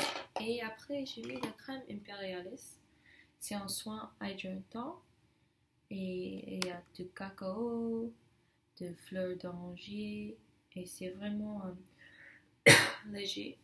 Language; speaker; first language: French; non-native, learner; English